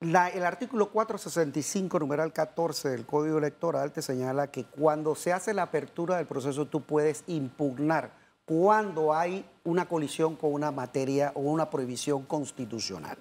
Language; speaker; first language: Spanish; native; Spanish